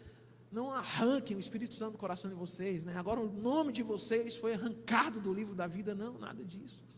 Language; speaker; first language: Portuguese; native; Portuguese